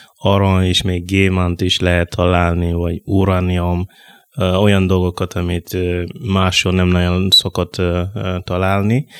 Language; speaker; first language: Hungarian; non-native, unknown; Mossi